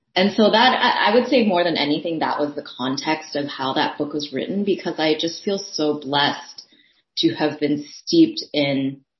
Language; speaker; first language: English; early bilingual, other home language; Thai